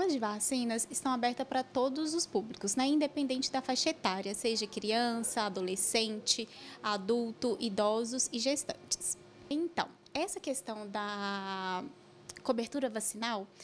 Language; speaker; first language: Portuguese; native; Portuguese